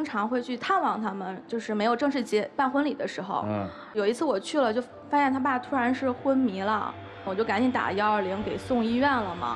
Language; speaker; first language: Chinese; native; Chinese